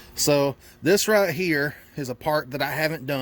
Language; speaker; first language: English; native; English